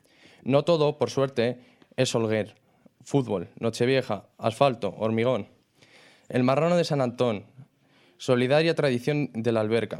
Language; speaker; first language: Spanish; native; Spanish